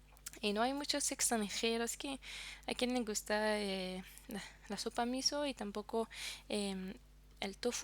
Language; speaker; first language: Spanish; non-native, fluent; French